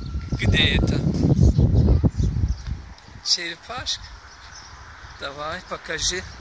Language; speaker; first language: Russian; non-native, learner; Turkish